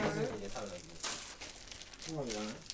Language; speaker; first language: Japanese; native; Japanese